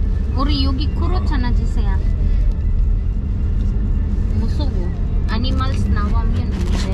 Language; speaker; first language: Korean; non-native, learner; Filipino